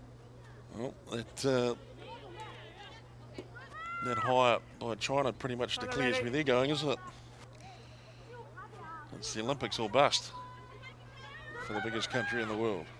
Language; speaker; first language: English; native; English